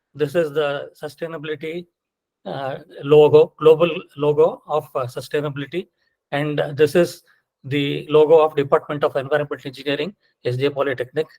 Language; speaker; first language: English; non-native, local second language; Kannada